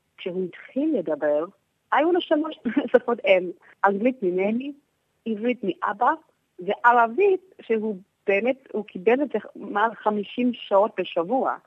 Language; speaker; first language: Hebrew; non-native, fluent; English